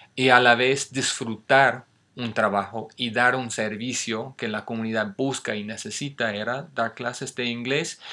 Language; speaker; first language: Spanish; non-native, fluent; English